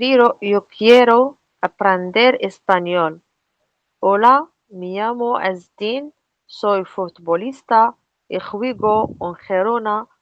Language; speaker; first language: Spanish; non-native, learner; Arabic